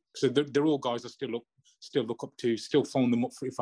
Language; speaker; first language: English; native; English